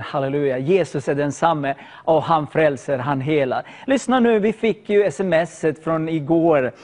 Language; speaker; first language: Swedish; non-native, fluent; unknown